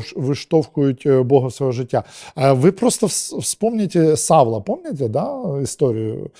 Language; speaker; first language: Ukrainian; non-native, local second language; Russian